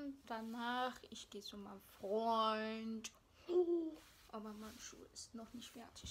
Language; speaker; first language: German; non-native, learner; Spanish